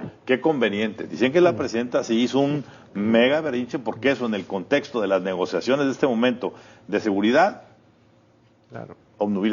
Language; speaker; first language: Spanish; native; Spanish